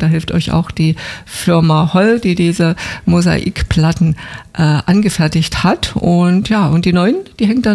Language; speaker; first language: German; native; German